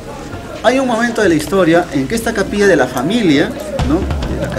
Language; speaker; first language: Spanish; native; Spanish